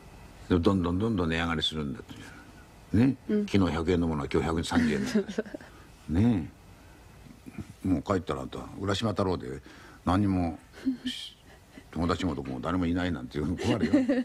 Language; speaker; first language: Japanese; native; Japanese